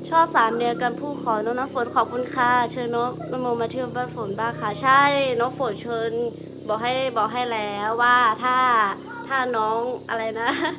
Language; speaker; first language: Thai; non-native, local second language; Lahu